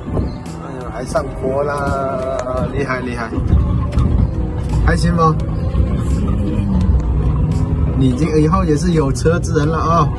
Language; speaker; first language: Chinese; native; Chinese